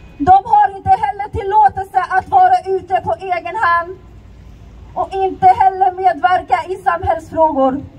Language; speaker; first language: Swedish; early bilingual, other home language; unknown